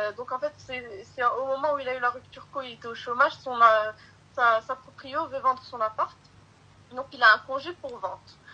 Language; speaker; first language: French; early bilingual, other home language; Arabic